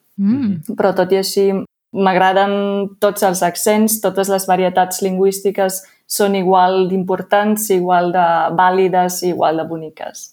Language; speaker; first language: Catalan; non-native, fluent; German